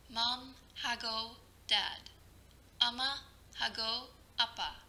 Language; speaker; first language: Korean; non-native, learner; English